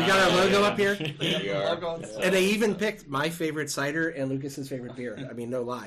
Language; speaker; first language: English; native; English